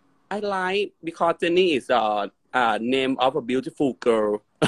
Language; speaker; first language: English; non-native, learner; Thai